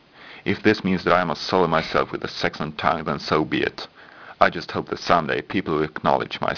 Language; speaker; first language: English; non-native, fluent; Swedish